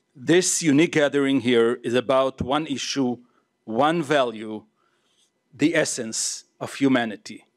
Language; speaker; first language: English; non-native, fluent; Hebrew